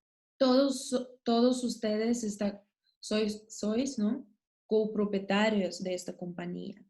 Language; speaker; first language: Spanish; non-native, learner; Russian